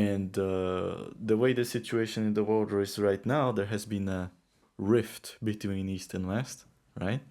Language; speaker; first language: English; non-native, fluent; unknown